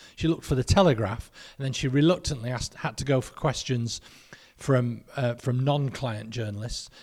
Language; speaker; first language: English; native; English